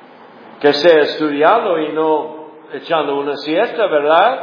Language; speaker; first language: Spanish; non-native, fluent; English